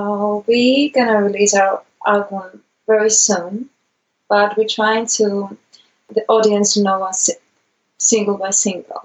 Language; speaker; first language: English; non-native, learner; Greek